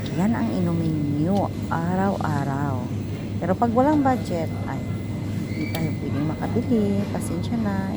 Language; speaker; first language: Filipino; non-native, local second language; Cebuano